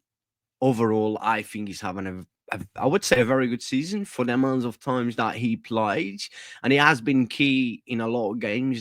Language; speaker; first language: English; non-native, fluent; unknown